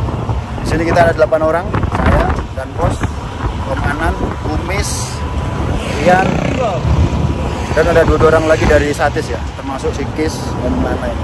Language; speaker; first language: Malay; non-native, local second language; Javanese